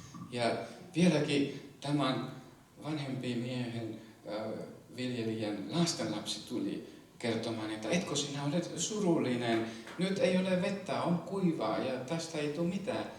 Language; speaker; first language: Finnish; non-native, fluent; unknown